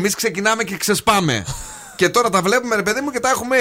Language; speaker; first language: Greek; native; Greek